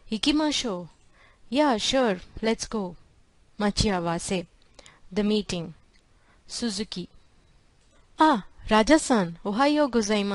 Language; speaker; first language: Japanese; non-native, fluent; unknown